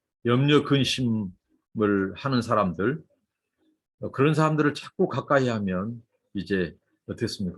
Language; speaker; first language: Korean; native; Korean